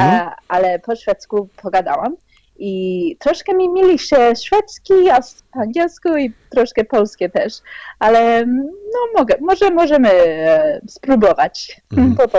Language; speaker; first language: Polish; early bilingual, heritage; Polish